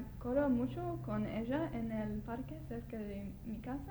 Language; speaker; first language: Spanish; non-native, learner; English